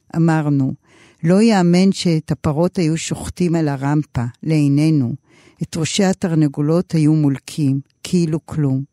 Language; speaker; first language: Hebrew; native; Hebrew